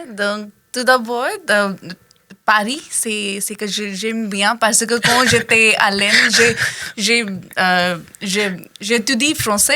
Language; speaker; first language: French; non-native, learner; Hindi